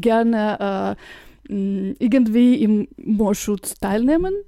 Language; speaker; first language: German; non-native, fluent; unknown